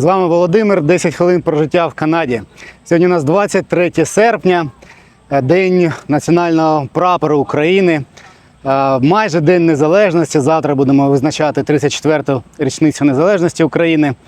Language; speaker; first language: Ukrainian; native; Ukrainian